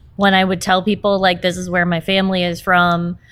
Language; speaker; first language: English; early bilingual, other home language; Portuguese